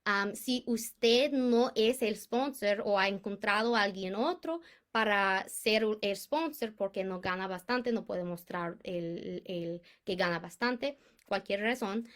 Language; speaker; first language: Spanish; non-native, fluent; English